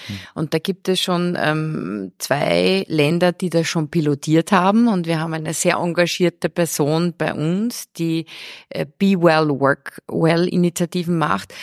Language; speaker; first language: German; early bilingual, heritage; German